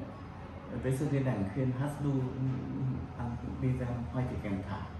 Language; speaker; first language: German; non-native, fluent; Vietnamese